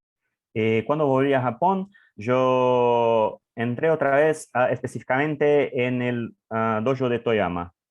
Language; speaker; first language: Spanish; non-native, learner; English